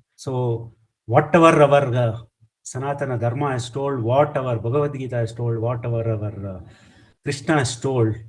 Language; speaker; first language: English; non-native, local second language; Kannada